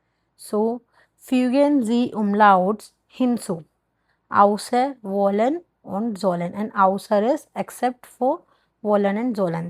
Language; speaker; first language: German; non-native, learner; Hindi